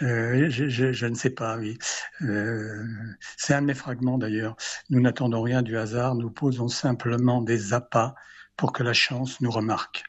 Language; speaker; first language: French; native; French